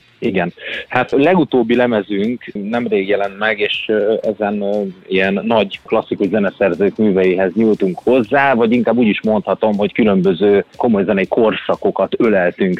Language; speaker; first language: Hungarian; native; Hungarian